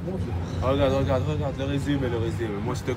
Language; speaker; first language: French; non-native, learner; Arabic